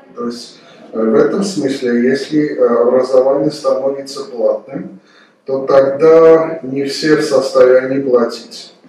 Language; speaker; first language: Russian; non-native, local second language; Armenian